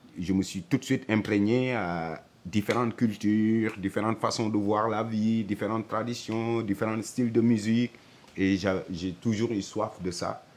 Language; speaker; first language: French; non-native, local second language; Wolof